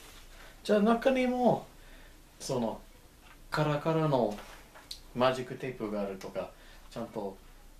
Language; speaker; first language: Japanese; non-native, fluent; English